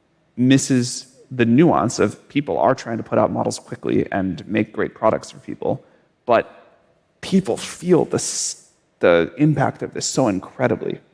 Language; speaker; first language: English; native; English